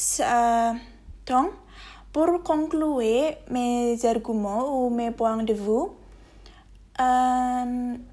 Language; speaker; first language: French; non-native, learner; Indonesian